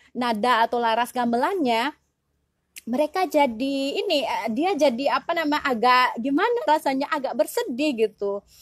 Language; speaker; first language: Indonesian; native; Indonesian